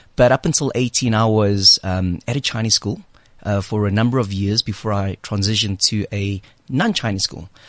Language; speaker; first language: English; native; English